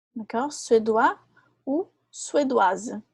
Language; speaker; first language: French; non-native, fluent; Portuguese